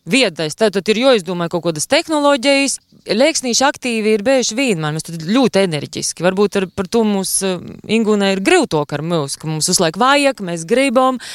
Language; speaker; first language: Latvian; native; Latvian